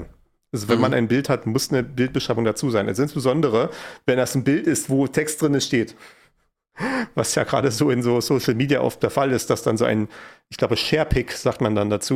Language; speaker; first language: German; native; German